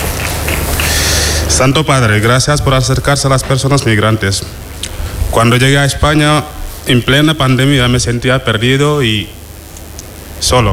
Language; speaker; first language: Spanish; non-native, fluent; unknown